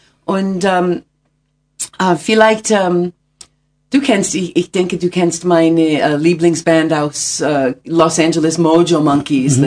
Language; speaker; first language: German; non-native, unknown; English